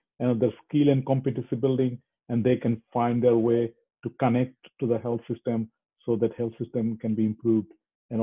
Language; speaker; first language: English; non-native, local second language; Bangla